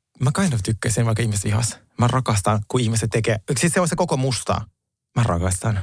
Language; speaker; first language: Finnish; non-native, fluent; Russian